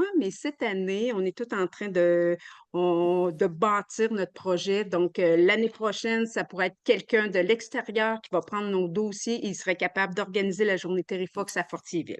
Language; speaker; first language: French; native; French